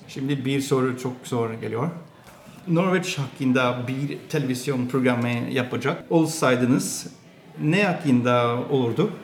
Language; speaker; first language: Turkish; non-native, learner; Norwegian